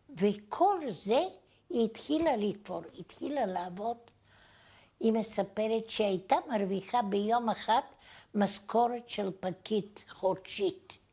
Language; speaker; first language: Hebrew; non-native, fluent; Bulgarian